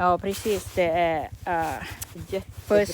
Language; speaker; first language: Swedish; non-native, fluent; Thai